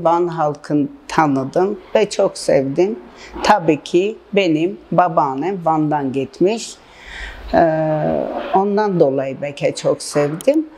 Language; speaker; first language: Turkish; non-native, learner; Armenian